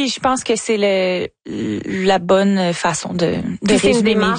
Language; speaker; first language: French; native; French